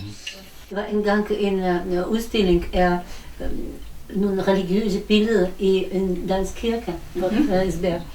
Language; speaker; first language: Danish; non-native, learner; Russian